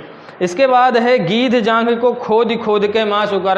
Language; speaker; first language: Hindi; native; Hindi